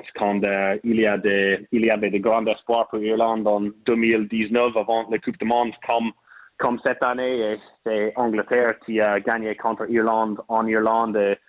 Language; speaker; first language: French; non-native, learner; English